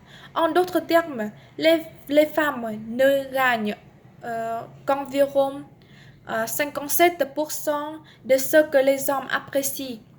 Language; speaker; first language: French; non-native, learner; Vietnamese